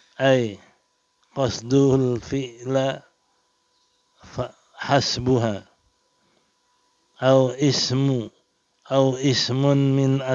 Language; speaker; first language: Arabic; non-native, fluent; Indonesian